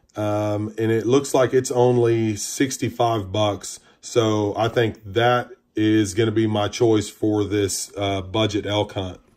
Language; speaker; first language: English; native; English